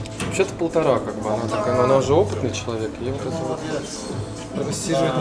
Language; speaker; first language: Russian; native; Russian